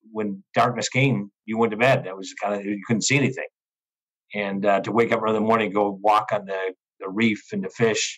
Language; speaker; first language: English; native; English